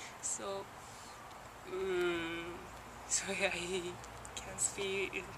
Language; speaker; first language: English; non-native, learner; Japanese